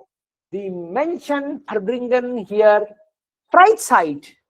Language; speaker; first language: German; non-native, fluent; Hindi